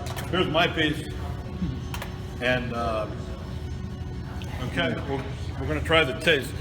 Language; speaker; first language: English; native; English